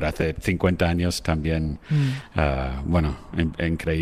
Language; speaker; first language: Spanish; non-native, fluent; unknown